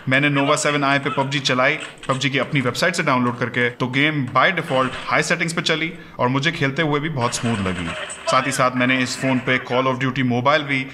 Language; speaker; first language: Urdu; native; Urdu